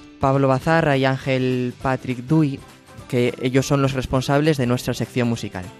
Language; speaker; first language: Spanish; native; Spanish